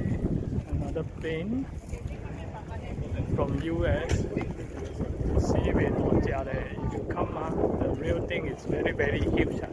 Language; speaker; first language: English; non-native, local second language; Chinese